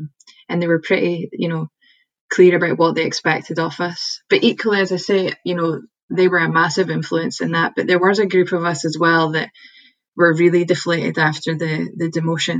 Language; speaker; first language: English; native; English